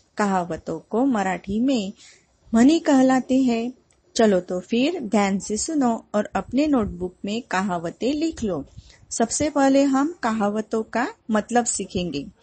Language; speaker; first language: Hindi; non-native, local second language; Marathi